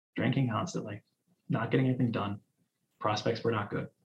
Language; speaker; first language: English; native; English